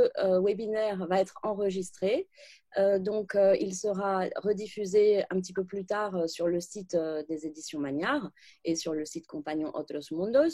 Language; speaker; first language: French; native; French